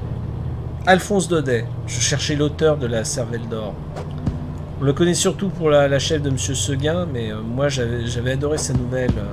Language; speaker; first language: French; native; French